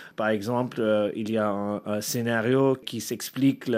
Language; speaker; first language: French; non-native, learner; Arabic